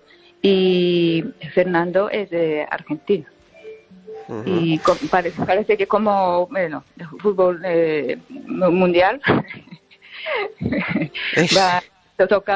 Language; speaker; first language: Spanish; non-native, learner; Japanese